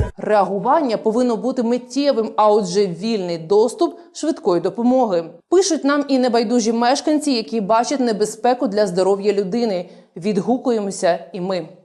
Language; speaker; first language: Ukrainian; native; Ukrainian